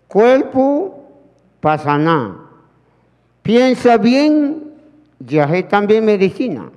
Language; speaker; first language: Spanish; non-native, learner; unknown